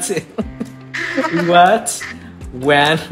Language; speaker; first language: English; non-native, fluent; Vietnamese